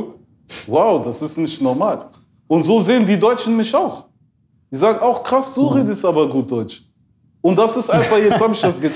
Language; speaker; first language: German; early bilingual, other home language; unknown